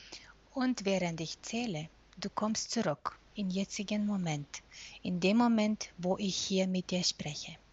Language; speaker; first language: German; non-native, fluent; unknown